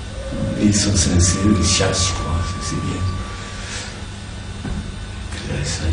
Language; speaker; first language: French; non-native, learner; Japanese